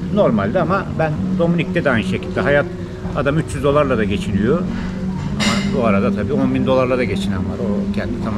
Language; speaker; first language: Turkish; native; Turkish